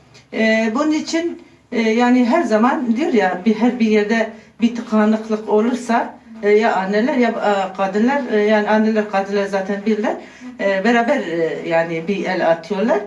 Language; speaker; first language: Turkish; non-native, local second language; Kurdish